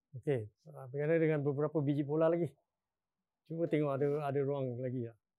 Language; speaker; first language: Malay; non-native, local second language; Chinese